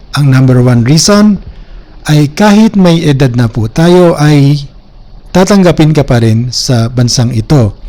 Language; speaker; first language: Filipino; native; Filipino